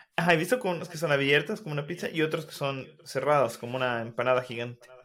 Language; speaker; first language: Spanish; native; Spanish